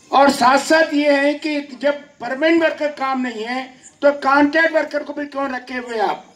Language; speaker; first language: Hindi; non-native, local second language; Telugu